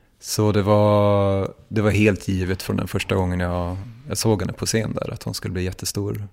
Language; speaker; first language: Swedish; native; Swedish